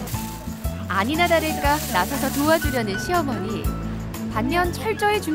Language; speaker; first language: Korean; native; Korean